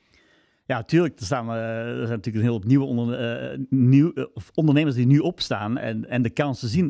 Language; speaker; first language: Dutch; native; Dutch